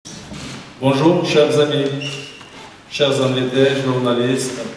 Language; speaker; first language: French; non-native, fluent; Chechen